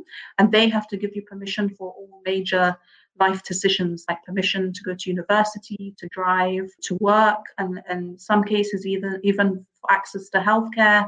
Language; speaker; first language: English; native; English